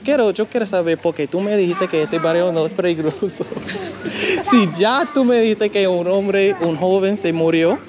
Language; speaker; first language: Spanish; non-native, learner; English